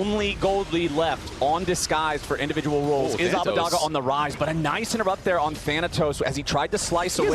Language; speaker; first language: English; native; English